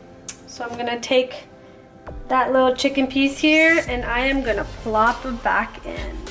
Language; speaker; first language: English; native; English